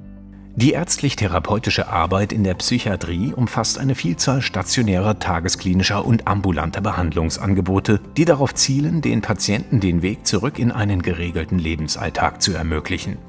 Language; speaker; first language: German; native; German